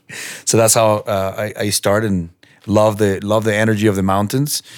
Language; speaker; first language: English; non-native, fluent; Spanish